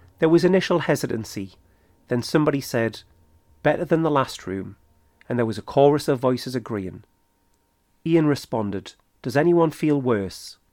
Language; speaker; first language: English; native; English